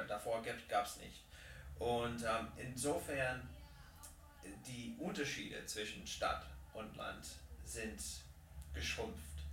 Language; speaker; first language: German; non-native, fluent; English